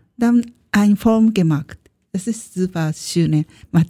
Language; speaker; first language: German; non-native, learner; Japanese